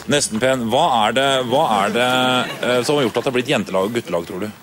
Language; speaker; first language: Norwegian; native; Norwegian